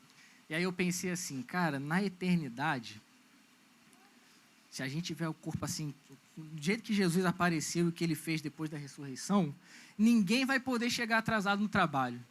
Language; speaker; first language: Portuguese; native; Portuguese